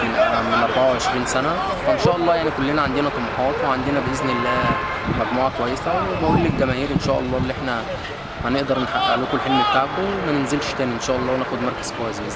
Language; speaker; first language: Arabic; native; Arabic